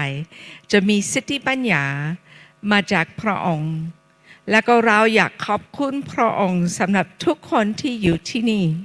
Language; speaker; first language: Thai; non-native, fluent; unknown